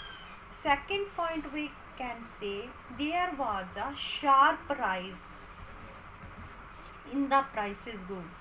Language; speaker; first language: English; non-native, local second language; Hindi